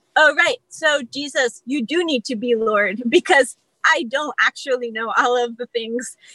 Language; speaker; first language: English; early bilingual, other home language; Spanish